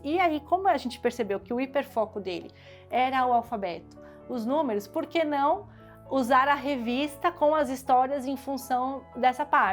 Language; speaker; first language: Portuguese; native; Portuguese